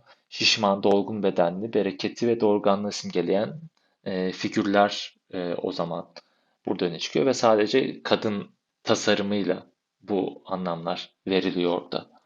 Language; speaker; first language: Turkish; native; Turkish